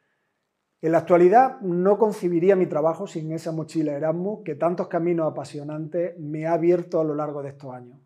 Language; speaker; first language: Spanish; native; Spanish